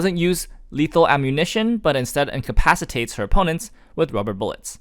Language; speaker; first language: English; native; English